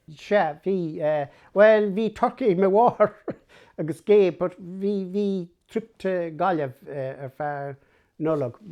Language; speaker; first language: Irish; non-native, local second language; English